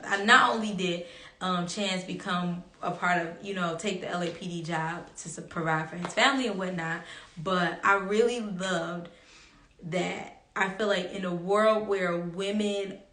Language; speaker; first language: English; native; English